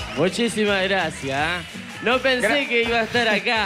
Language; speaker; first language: Spanish; native; Spanish